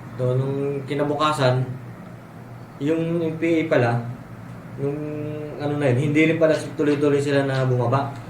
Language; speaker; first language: Filipino; native; Filipino